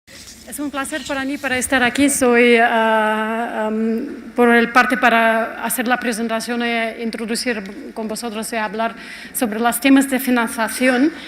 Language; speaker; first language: Spanish; non-native, fluent; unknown